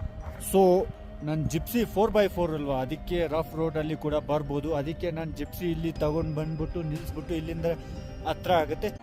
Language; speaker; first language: Kannada; non-native, local second language; Ladakhi